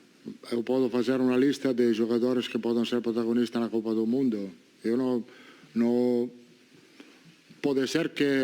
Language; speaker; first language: Portuguese; non-native, learner; Italian